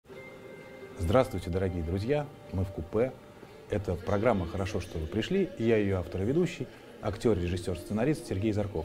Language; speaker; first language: Russian; native; Russian